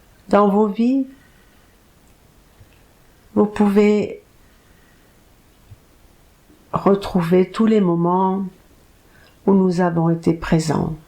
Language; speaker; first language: French; native; French